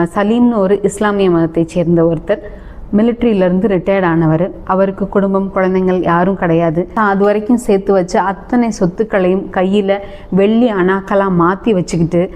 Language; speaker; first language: Tamil; native; Tamil